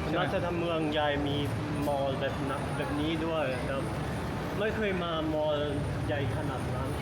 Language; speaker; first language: Thai; non-native, learner; German